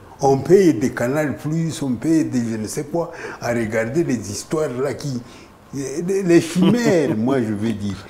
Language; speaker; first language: French; non-native, local second language; Kinyarwanda